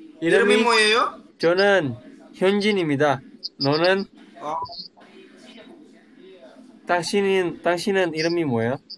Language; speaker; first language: Korean; non-native, learner; Indonesian